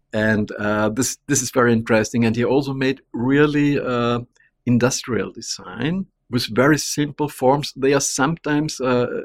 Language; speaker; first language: English; non-native, fluent; German